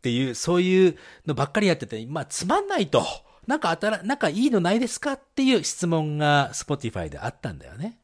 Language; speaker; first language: Japanese; native; Japanese